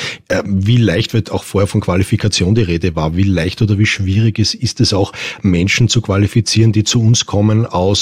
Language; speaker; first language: German; native; German